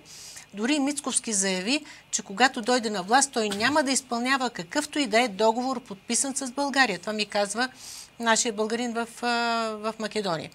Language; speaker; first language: Bulgarian; native; Bulgarian